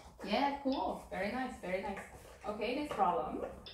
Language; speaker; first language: English; non-native, fluent; Korean